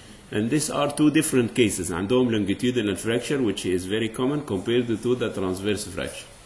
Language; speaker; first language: English; non-native, fluent; Arabic